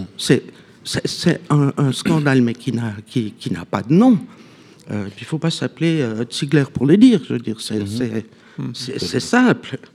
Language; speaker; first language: French; native; French